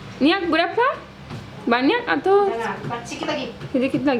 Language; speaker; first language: Indonesian; non-native, learner; Turkish